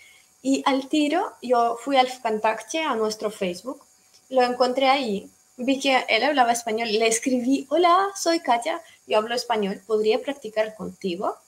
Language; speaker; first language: Spanish; non-native, fluent; Russian